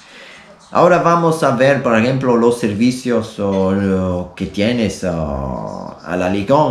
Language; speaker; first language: Spanish; non-native, learner; Italian